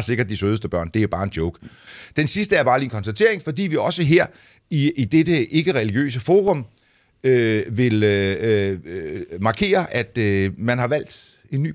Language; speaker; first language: Danish; native; Danish